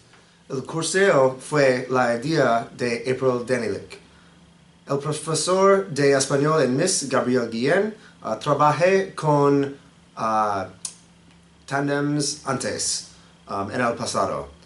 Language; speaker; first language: Spanish; non-native, learner; English